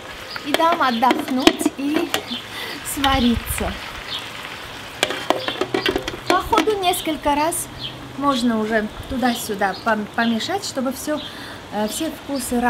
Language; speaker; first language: Russian; non-native, local second language; Armenian